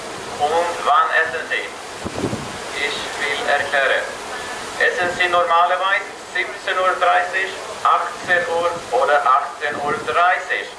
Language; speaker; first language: German; non-native, learner; English